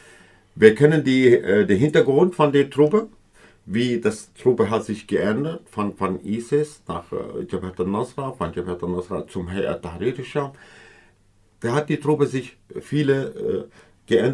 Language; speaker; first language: German; non-native, learner; Kurdish